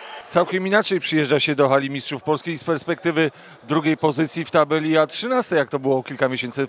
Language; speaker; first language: Polish; native; Polish